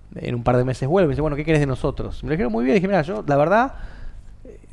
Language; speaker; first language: Spanish; native; Spanish